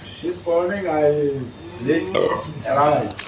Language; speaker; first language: English; non-native, learner; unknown